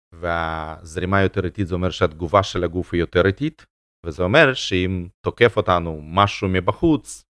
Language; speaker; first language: Hebrew; non-native, fluent; Russian